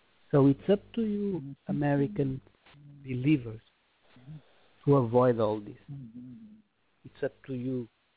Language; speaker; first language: English; non-native, fluent; Portuguese